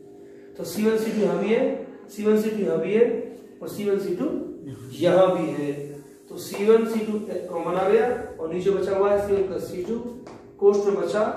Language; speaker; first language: Hindi; native; Hindi